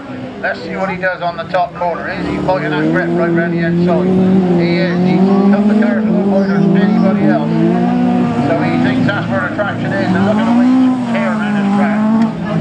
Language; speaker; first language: English; native; English